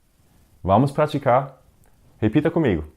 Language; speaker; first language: Portuguese; non-native, fluent; Danish